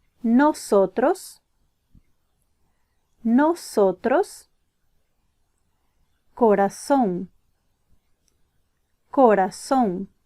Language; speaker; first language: Spanish; non-native, fluent; Portuguese